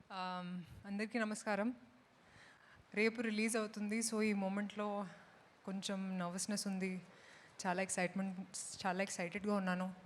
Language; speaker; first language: Telugu; non-native, fluent; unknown